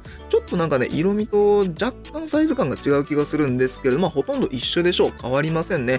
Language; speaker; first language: Japanese; native; Japanese